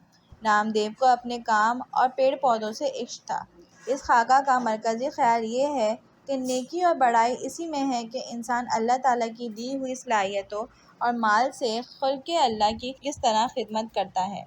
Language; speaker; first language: Urdu; native; Urdu